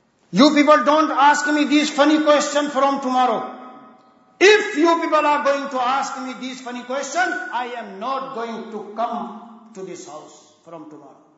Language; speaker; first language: English; non-native, local second language; Urdu